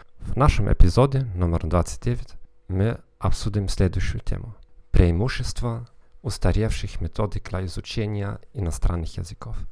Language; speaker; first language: Russian; non-native, fluent; German